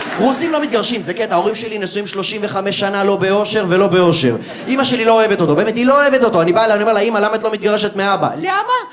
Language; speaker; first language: Hebrew; early bilingual, other home language; Russian